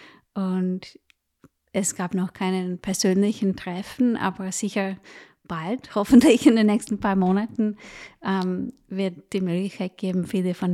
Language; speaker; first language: German; non-native, fluent; English